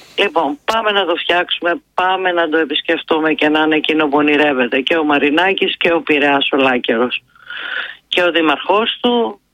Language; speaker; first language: Greek; native; Greek